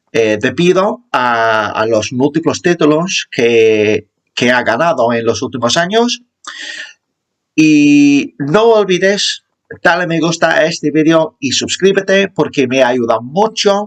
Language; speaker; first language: Spanish; non-native, learner; English